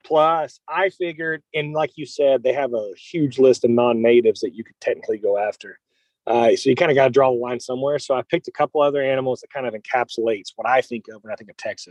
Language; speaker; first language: English; native; English